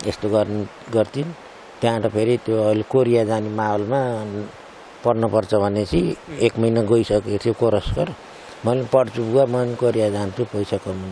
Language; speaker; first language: Nepali; native; Nepali